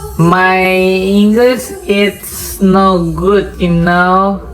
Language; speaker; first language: English; non-native, learner; Indonesian